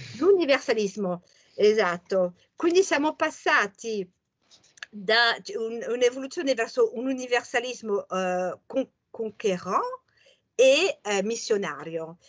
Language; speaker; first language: Italian; non-native, fluent; French